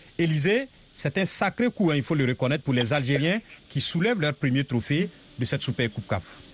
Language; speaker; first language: French; non-native, local second language; Mossi